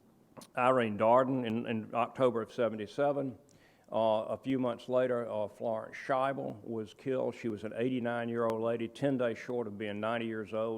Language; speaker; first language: English; native; English